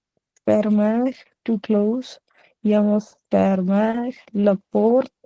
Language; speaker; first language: French; non-native, learner; Punjabi